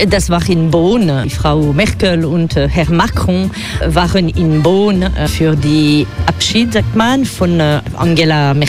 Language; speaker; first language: German; non-native, fluent; French